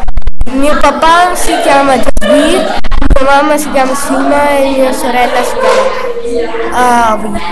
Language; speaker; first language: Italian; early bilingual, other home language; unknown